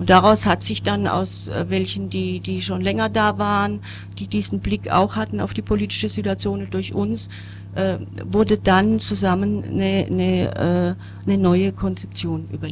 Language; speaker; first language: German; native; German